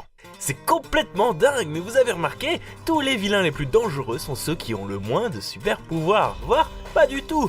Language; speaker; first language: French; native; French